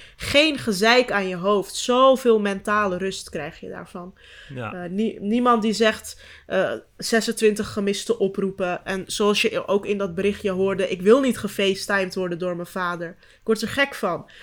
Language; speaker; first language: Dutch; early bilingual, other home language; Turkish